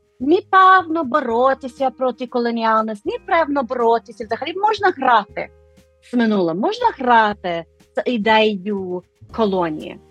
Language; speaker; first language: Ukrainian; non-native, fluent; English